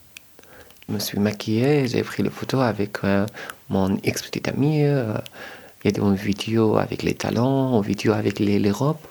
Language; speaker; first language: French; non-native, learner; Arabic